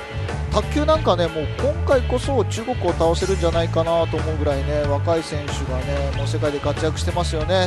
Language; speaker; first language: Japanese; native; Japanese